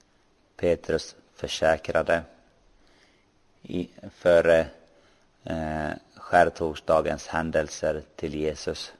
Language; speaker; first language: Swedish; non-native, local second language; Finnish